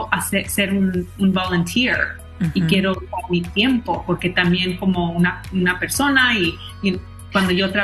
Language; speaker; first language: Spanish; early bilingual, heritage; Spanish